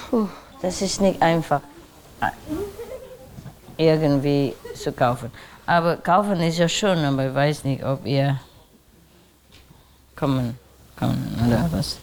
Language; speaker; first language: German; non-native, learner; Vietnamese